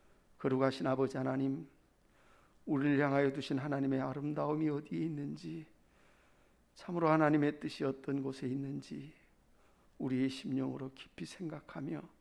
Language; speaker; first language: Korean; native; Korean